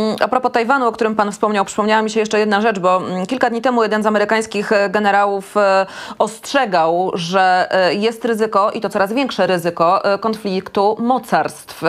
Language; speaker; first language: Polish; native; Polish